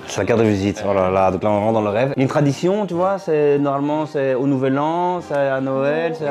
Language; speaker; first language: French; native; French